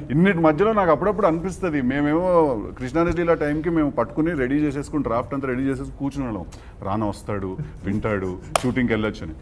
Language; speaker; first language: Telugu; native; Telugu